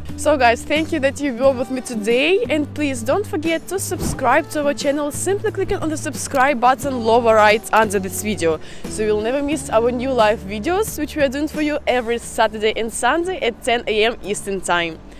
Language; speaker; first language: English; non-native, fluent; Russian